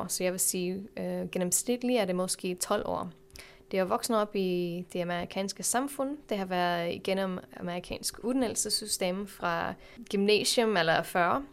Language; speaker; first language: Danish; non-native, fluent; English